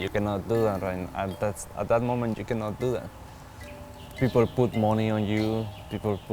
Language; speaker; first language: English; non-native, fluent; Spanish